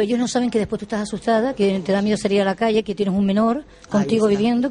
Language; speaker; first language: Spanish; native; Spanish